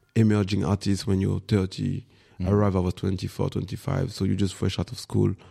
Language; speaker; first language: English; non-native, fluent; French